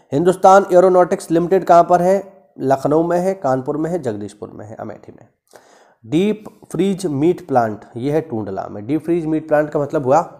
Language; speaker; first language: Hindi; native; Hindi